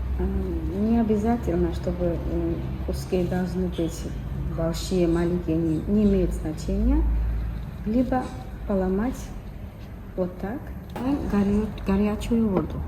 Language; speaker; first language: Russian; non-native, fluent; Georgian